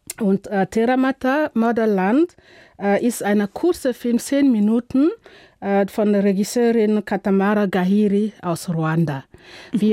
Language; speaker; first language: German; non-native, fluent; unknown